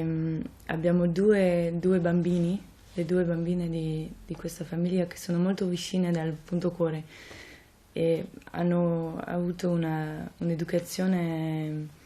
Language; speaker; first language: Italian; non-native, fluent; French